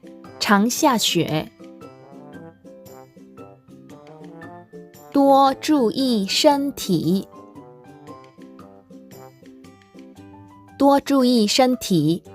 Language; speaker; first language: Chinese; non-native, fluent; Korean